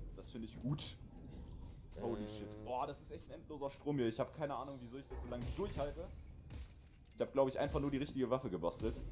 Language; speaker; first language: German; native; German